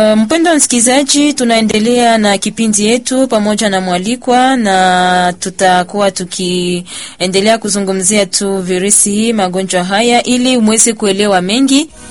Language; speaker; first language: Swahili; native; Swahili